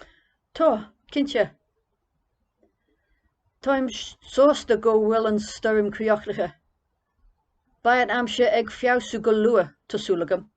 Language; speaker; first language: Irish; non-native, learner; English